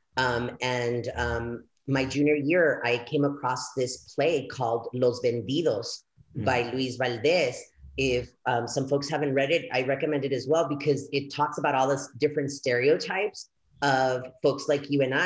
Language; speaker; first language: English; early bilingual, other home language; Spanish